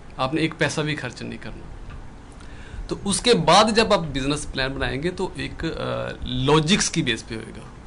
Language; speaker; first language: Urdu; non-native, local second language; Punjabi